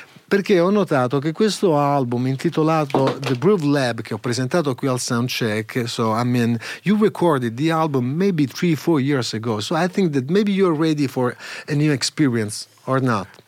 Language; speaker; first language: English; non-native, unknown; Italian